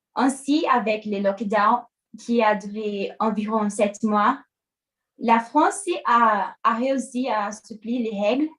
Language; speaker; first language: French; non-native, learner; Portuguese